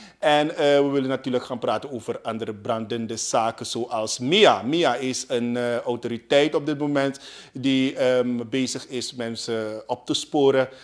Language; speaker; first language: Dutch; native; Dutch